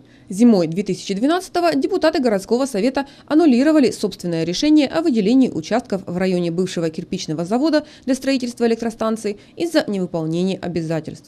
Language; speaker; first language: Russian; native; Russian